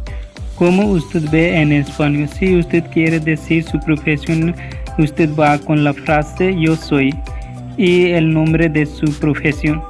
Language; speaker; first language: Spanish; non-native, learner; Hindi